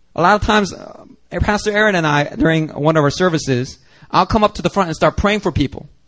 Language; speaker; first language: English; native; English